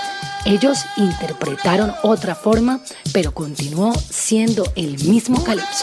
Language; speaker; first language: Spanish; native; Spanish